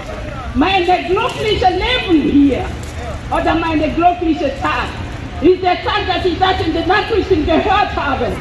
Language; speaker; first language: German; non-native, learner; Yoruba